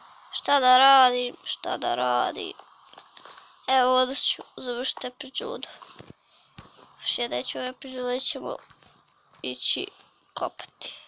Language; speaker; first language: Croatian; early bilingual, heritage; Bosnian